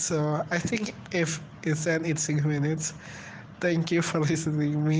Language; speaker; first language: English; non-native, learner; Indonesian